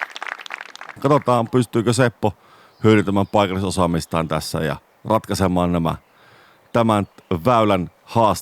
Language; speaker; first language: Finnish; native; Finnish